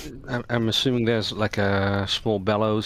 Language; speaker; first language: English; non-native, fluent; French